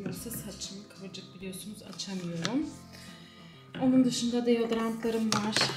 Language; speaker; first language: Turkish; native; Turkish